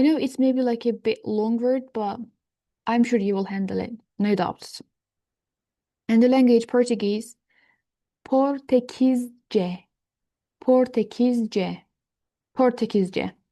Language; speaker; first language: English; non-native, fluent; Turkish